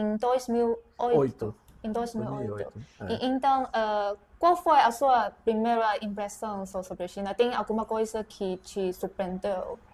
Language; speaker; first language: Portuguese; non-native, fluent; Chinese